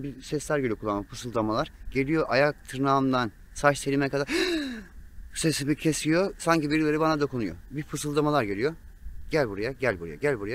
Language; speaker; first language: Turkish; native; Turkish